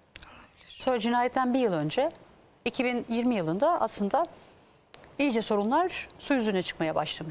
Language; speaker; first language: Turkish; native; Turkish